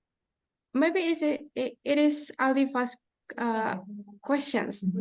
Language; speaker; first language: English; non-native, fluent; Indonesian